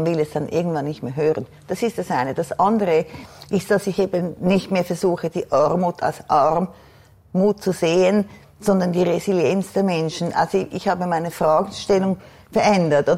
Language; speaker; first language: German; native; German